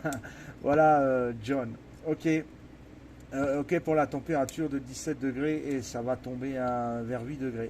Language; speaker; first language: French; native; French